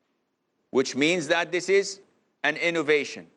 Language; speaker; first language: English; non-native, fluent; Arabic